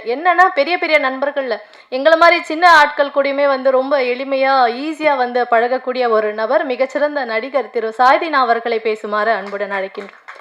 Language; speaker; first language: Tamil; native; Tamil